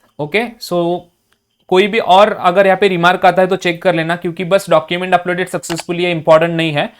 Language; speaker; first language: Hindi; non-native, local second language; Marathi